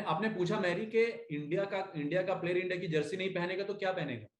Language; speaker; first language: Hindi; native; Hindi